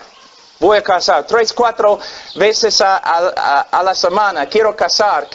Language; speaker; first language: Spanish; non-native, fluent; English